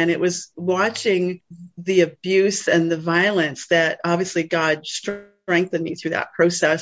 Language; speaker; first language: English; native; English